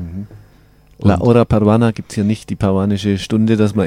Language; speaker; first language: German; native; German